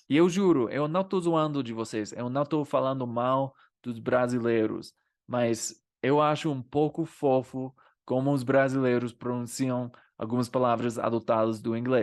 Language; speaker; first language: Portuguese; non-native, fluent; English